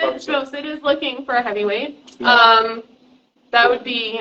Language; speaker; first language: English; native; English